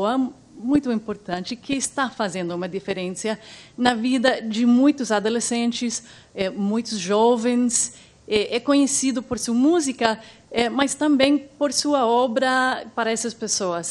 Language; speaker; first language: Portuguese; non-native, fluent; English